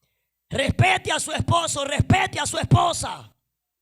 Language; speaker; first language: Spanish; native; Spanish